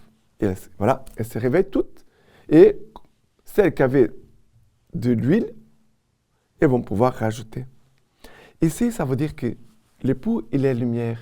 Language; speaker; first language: French; non-native, fluent; Portuguese